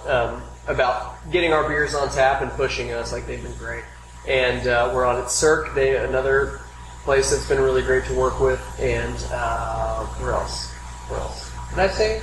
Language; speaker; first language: English; native; English